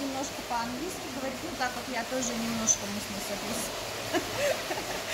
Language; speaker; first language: Russian; native; Russian